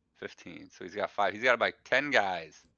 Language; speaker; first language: English; native; English